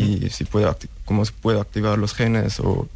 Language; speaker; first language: Spanish; non-native, fluent; German